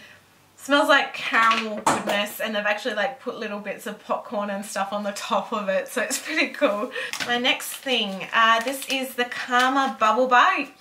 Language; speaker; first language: English; native; English